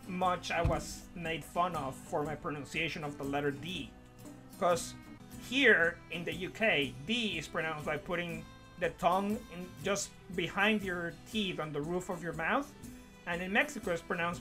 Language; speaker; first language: English; non-native, fluent; Spanish